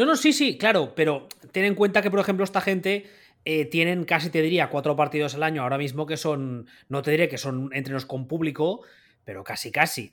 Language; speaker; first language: Spanish; native; Spanish